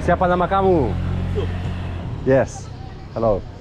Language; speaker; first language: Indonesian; non-native, learner; Polish